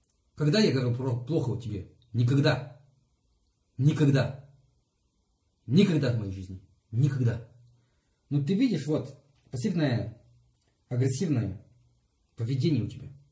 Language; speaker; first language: Russian; non-native, learner; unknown